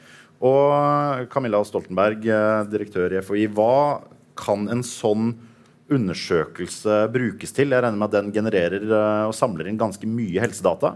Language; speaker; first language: Norwegian; native; Norwegian